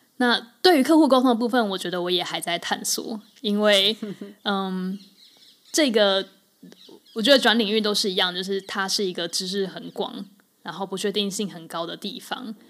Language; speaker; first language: Chinese; native; Chinese